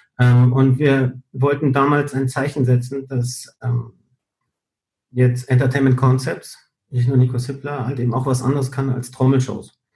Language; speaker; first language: German; early bilingual, heritage; German